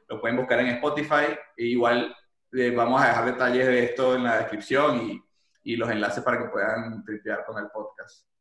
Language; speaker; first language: Spanish; native; Spanish